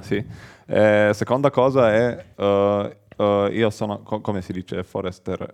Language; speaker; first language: Italian; non-native, learner; Slovenian